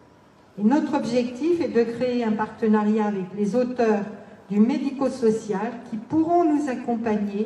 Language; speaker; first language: French; native; French